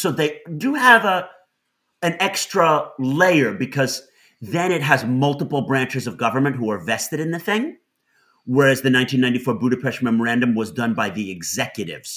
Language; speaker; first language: English; native; English